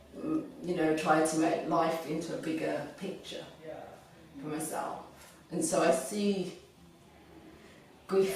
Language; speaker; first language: English; native; English